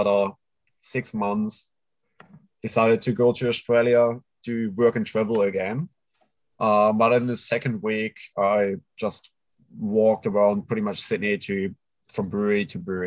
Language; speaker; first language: English; non-native, fluent; German